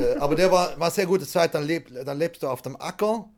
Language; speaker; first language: German; non-native, fluent; Swedish